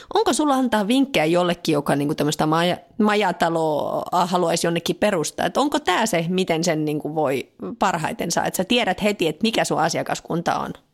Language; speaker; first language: Finnish; native; Finnish